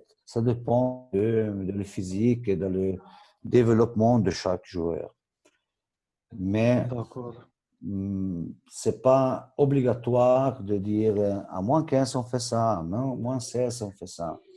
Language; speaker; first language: French; non-native, local second language; Italian